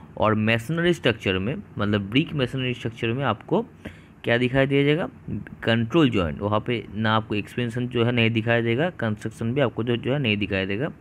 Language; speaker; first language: Hindi; non-native, local second language; Bangla